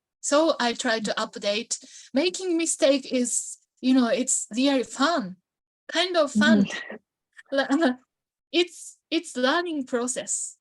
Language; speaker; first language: English; non-native, learner; Japanese